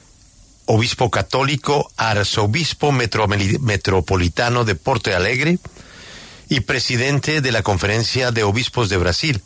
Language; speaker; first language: Spanish; native; Spanish